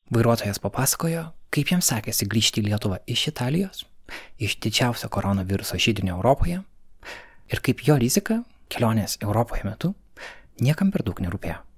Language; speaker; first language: Lithuanian; native; Lithuanian